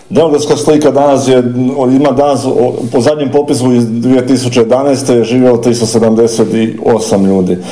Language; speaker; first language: Croatian; non-native, local second language; Rusyn